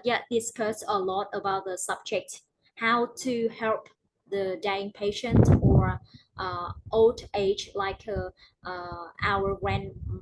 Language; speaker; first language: English; non-native, learner; Vietnamese